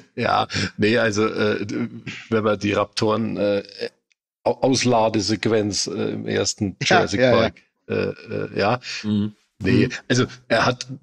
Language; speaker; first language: German; native; German